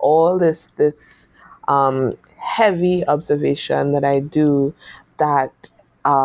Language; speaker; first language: English; native; English